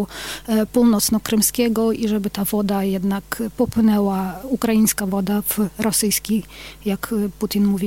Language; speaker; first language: Polish; non-native, fluent; Ukrainian